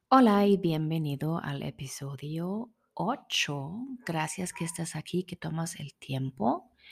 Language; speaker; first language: Spanish; non-native, fluent; German